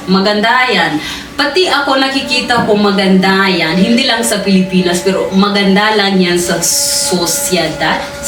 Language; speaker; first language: Filipino; non-native, fluent; Swahili